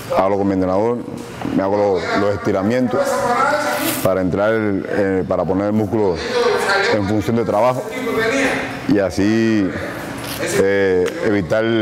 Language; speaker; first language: Spanish; native; Spanish